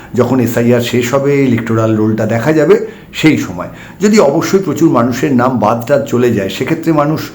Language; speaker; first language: Bangla; native; Bangla